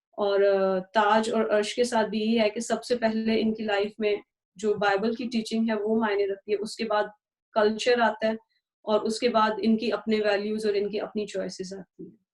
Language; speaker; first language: Urdu; native; Urdu